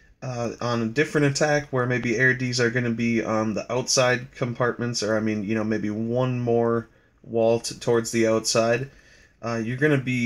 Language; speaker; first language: English; native; English